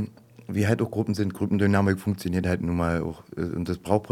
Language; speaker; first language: German; native; German